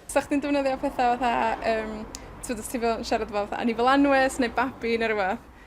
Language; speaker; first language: Welsh; native; Welsh